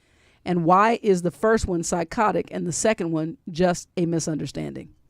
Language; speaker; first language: English; native; English